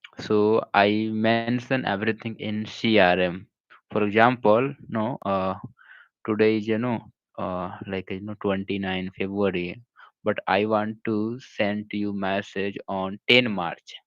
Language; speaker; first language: English; non-native, local second language; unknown